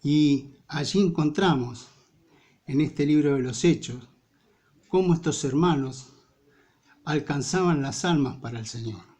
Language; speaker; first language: Spanish; native; Spanish